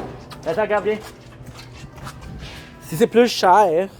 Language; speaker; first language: French; native; French